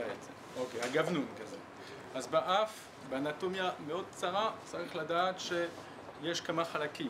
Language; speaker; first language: Hebrew; non-native, fluent; French